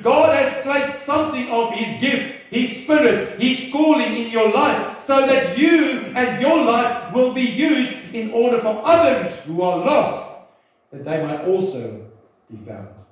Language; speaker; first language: English; non-native, local second language; Afrikaans